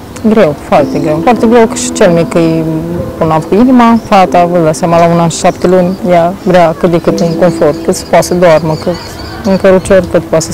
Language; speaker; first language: Romanian; native; Romanian